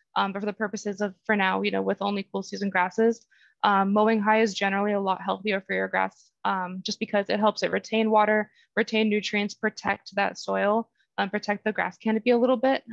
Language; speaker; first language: English; native; English